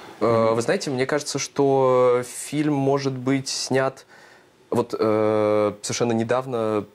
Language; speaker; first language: Russian; native; Russian